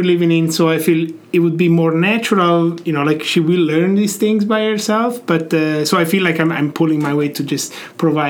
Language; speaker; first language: English; non-native, fluent; Italian